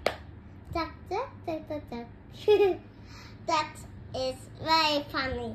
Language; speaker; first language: English; non-native, learner; Vietnamese